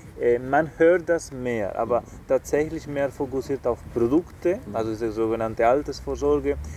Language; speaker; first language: German; non-native, fluent; Spanish